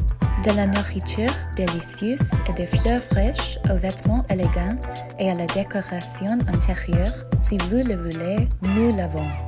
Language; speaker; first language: French; non-native, learner; English